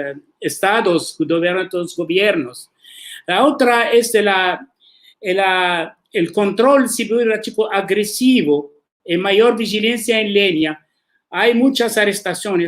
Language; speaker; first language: Spanish; non-native, learner; Arabic